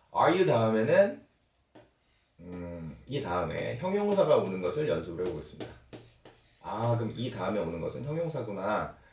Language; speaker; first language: Korean; native; Korean